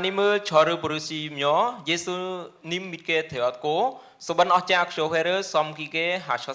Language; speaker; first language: Korean; non-native, learner; Khmer